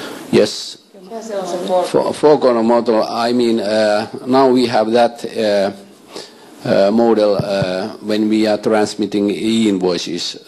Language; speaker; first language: English; non-native, fluent; Finnish